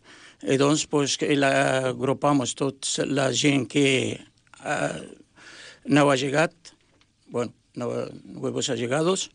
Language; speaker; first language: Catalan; non-native, learner; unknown